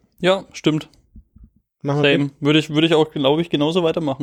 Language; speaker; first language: German; native; German